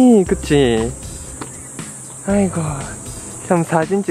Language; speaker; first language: Korean; non-native, fluent; Japanese